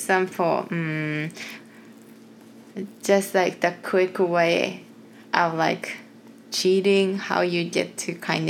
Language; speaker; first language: English; non-native, fluent; Japanese